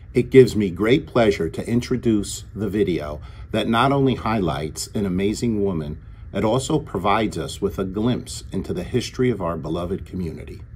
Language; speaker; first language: English; native; English